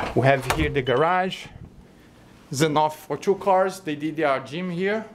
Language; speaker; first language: English; non-native, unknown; Portuguese